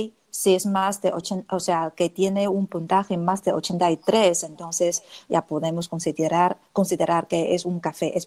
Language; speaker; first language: Spanish; non-native, fluent; Chinese